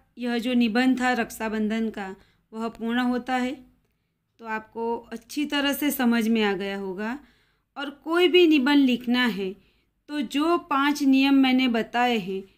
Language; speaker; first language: Hindi; non-native, local second language; Gujarati